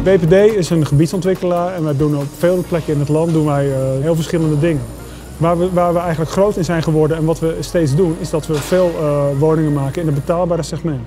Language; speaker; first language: Dutch; native; Dutch